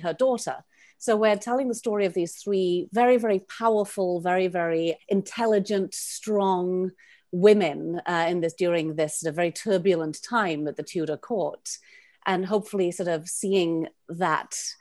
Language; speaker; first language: English; native; English